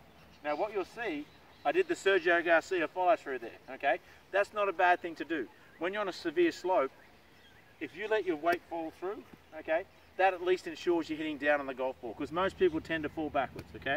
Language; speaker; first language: English; native; English